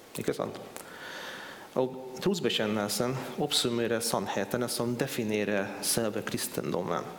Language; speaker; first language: Swedish; non-native, fluent; Hungarian